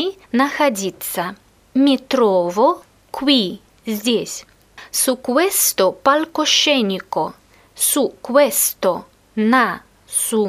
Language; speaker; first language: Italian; non-native, fluent; Russian